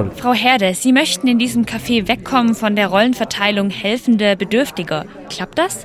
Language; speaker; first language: German; native; German